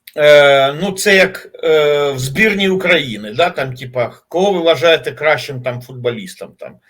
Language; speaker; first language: Ukrainian; native; Ukrainian